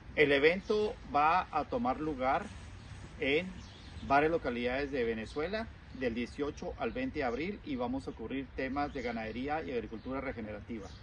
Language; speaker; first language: Spanish; native; Spanish